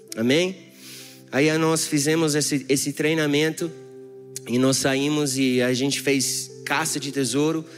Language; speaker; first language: Portuguese; non-native, fluent; English